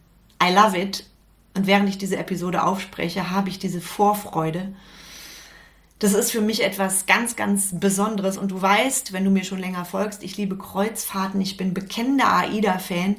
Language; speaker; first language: German; native; German